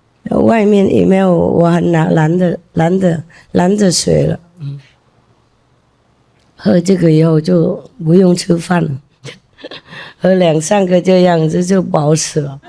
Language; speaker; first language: Chinese; non-native, fluent; Vietnamese